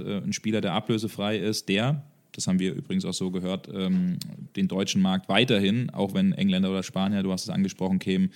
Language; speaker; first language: German; native; German